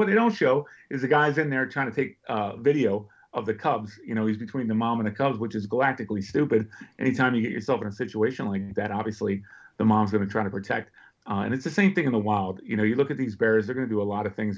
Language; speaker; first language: English; native; English